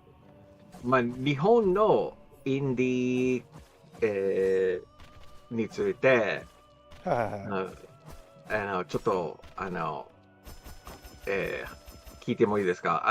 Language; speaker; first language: Japanese; non-native, fluent; English